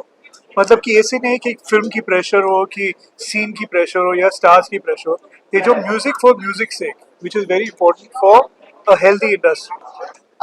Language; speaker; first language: Hindi; native; Hindi